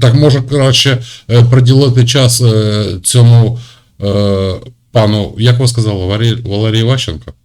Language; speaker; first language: Ukrainian; non-native, local second language; Russian